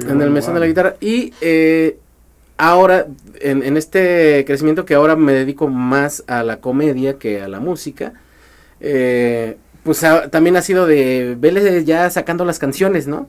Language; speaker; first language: Spanish; native; Spanish